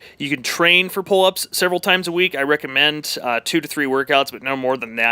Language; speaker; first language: English; native; English